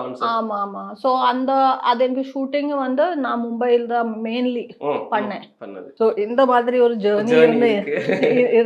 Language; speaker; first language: Tamil; non-native, learner; Malayalam